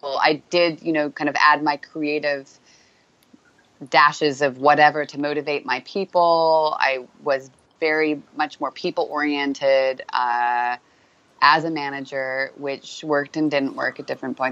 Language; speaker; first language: English; native; English